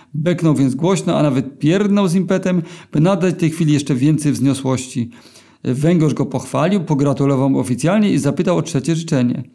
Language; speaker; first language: Polish; native; Polish